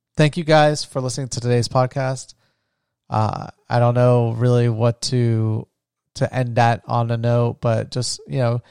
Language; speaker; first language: English; early bilingual, other home language; Spanish